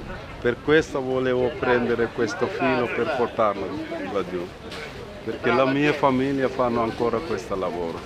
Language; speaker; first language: Italian; non-native, fluent; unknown